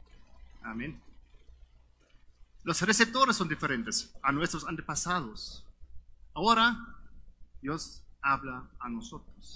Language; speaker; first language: Spanish; non-native, fluent; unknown